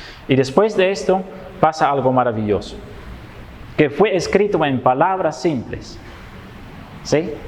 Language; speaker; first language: Spanish; non-native, fluent; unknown